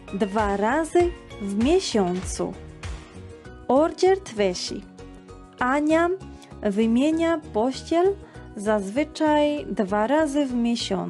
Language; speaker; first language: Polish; non-native, fluent; Georgian